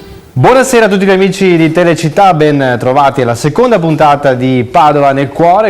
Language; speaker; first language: Italian; native; Italian